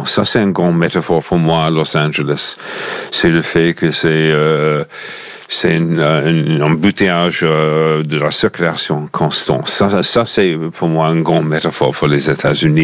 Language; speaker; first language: French; non-native, fluent; English